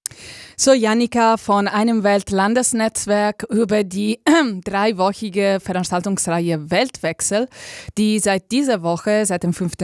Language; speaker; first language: German; native; German